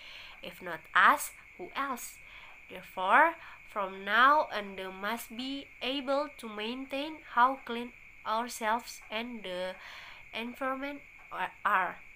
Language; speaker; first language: English; non-native, learner; Indonesian